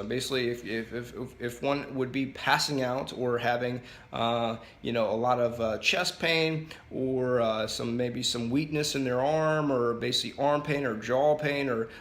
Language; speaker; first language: English; native; English